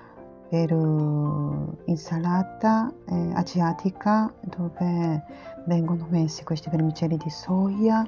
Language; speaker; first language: Italian; non-native, learner; Japanese